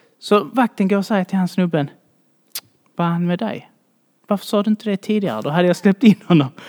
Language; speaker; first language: Swedish; native; Swedish